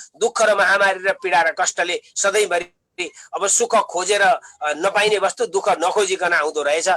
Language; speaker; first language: Nepali; native; Nepali